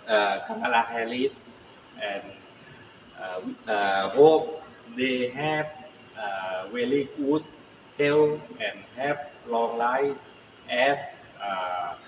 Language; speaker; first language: English; non-native, learner; Thai